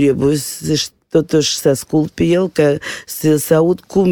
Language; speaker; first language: Romanian; non-native, local second language; Russian